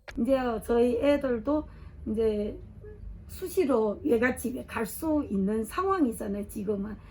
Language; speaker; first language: Korean; non-native, fluent; Chinese